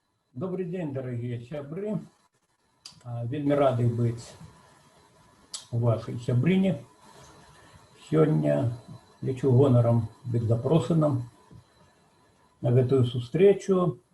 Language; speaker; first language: Belarusian; native; Belarusian